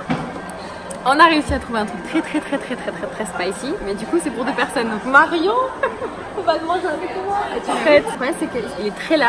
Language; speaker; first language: French; early bilingual, other home language; Arabic